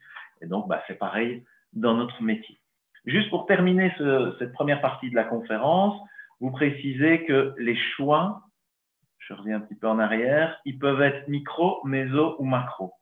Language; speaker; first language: French; native; French